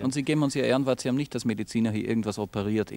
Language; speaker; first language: German; native; German